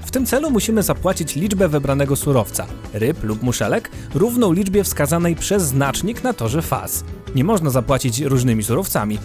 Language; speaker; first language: Polish; native; Polish